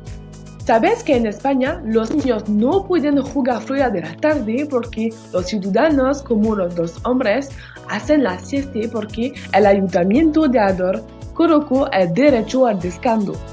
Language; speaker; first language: Spanish; non-native, learner; French